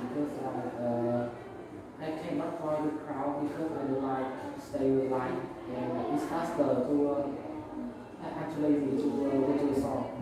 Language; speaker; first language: English; non-native, learner; Vietnamese